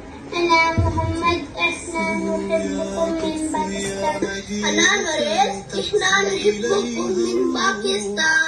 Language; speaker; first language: Arabic; non-native, learner; Urdu